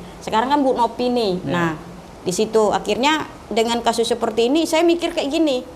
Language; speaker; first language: Indonesian; non-native, local second language; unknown